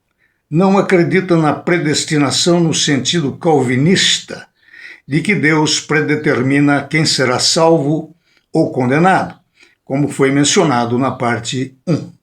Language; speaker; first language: Portuguese; native; Portuguese